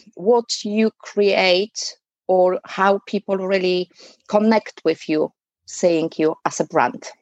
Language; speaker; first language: English; non-native, fluent; Polish